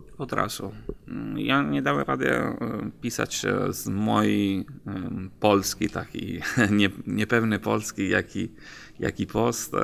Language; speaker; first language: Polish; non-native, learner; Italian